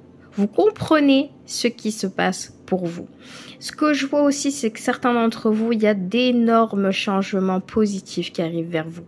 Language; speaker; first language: French; native; French